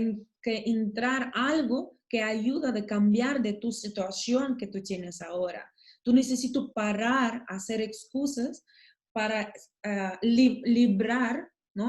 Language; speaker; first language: Spanish; non-native, learner; Russian